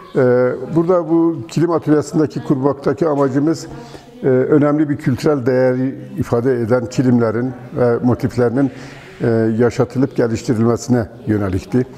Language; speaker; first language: Turkish; native; Turkish